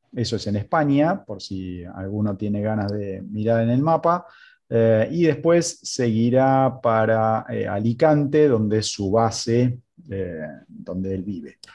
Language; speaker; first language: Spanish; native; Spanish